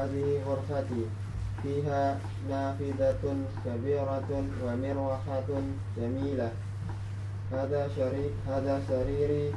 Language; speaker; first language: Arabic; non-native, learner; Indonesian